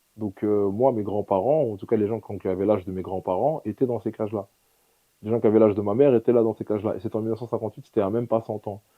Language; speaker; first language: French; early bilingual, other home language; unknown